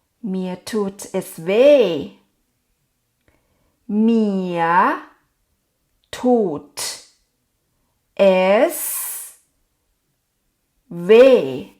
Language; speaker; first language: German; non-native, fluent; Thai